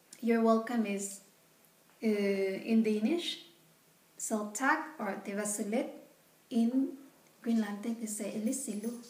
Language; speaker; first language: English; non-native, local second language; Filipino